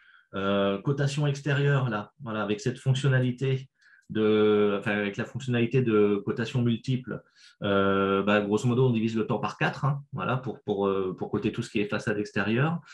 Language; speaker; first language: French; native; French